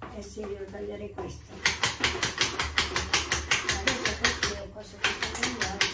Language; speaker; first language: Italian; non-native, learner; Filipino